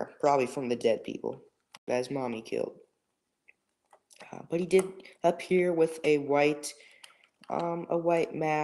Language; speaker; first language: English; native; English